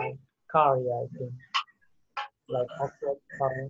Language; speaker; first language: English; non-native, fluent; Indonesian